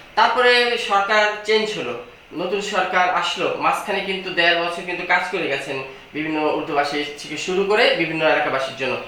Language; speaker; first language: Bangla; native; Bangla